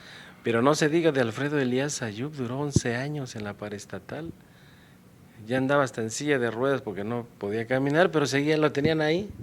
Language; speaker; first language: Spanish; native; Spanish